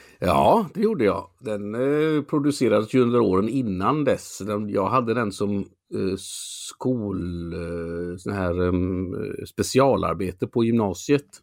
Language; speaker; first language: Swedish; native; Swedish